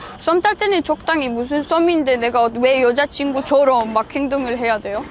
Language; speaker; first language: Korean; non-native, fluent; Polish